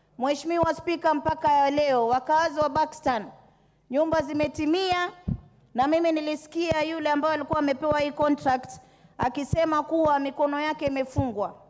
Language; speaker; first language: Swahili; native; Swahili